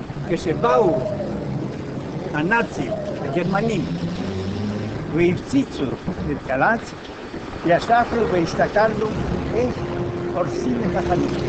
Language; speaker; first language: Hebrew; non-native, fluent; Romanian